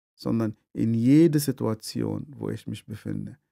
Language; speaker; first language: German; non-native, fluent; Arabic